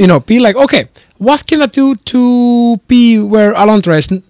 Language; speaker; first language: English; non-native, fluent; Icelandic